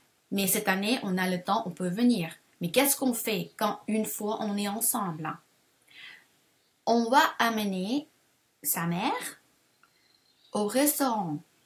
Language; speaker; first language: French; non-native, fluent; Thai